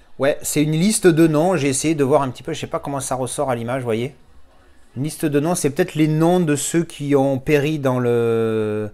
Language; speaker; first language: French; native; French